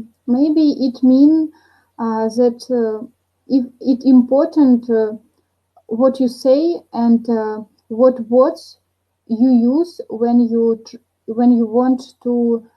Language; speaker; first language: English; non-native, learner; Russian